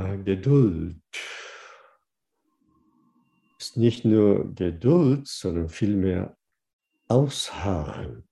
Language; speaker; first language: German; non-native, fluent; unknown